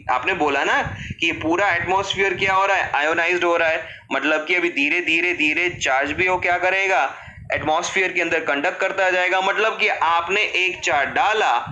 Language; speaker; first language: Hindi; non-native, local second language; Gujarati